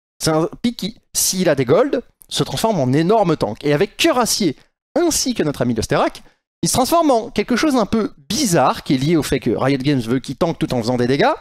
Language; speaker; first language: French; native; French